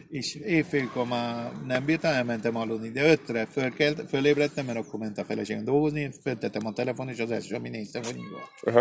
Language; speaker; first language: Hungarian; early bilingual, heritage; Spanish